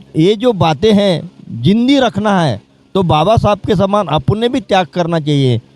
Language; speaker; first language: Hindi; non-native, local second language; Marathi